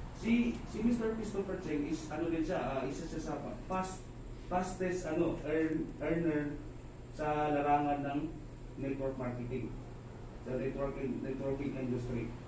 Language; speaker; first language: Filipino; non-native, local second language; Cebuano